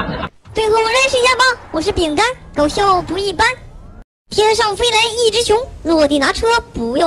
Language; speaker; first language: Chinese; native; Chinese